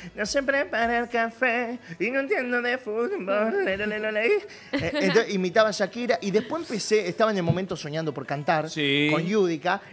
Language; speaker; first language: Spanish; native; Spanish